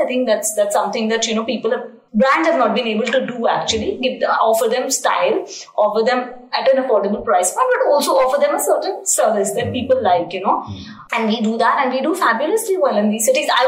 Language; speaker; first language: English; non-native, local second language; Hindi